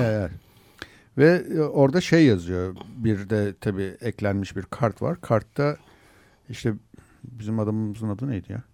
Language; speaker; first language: Turkish; native; Turkish